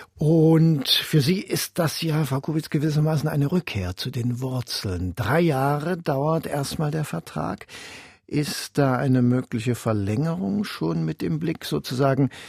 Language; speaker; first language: German; native; German